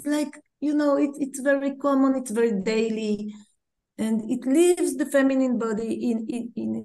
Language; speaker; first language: English; non-native, fluent; Hebrew